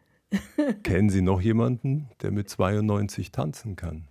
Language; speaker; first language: German; native; German